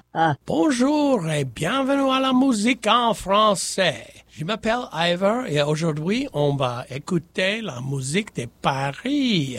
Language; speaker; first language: French; non-native, learner; English